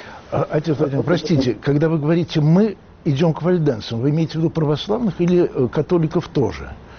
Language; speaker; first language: Russian; native; Russian